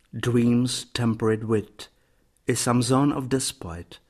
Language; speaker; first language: English; non-native, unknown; Czech